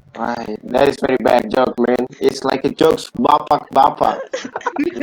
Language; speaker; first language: English; non-native, learner; Indonesian